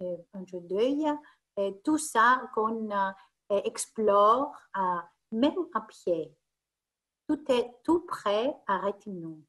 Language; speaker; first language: French; non-native, fluent; Greek